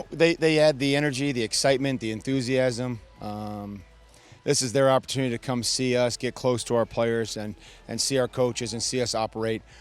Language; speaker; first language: English; native; English